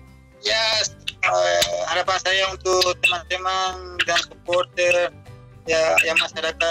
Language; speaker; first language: Indonesian; non-native, fluent; Spanish